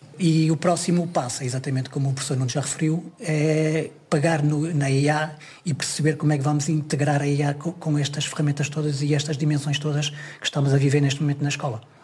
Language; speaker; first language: Portuguese; native; Portuguese